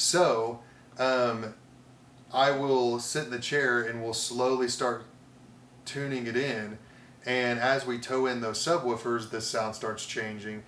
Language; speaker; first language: English; native; English